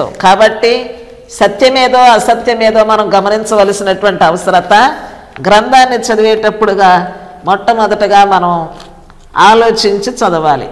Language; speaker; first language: Telugu; native; Telugu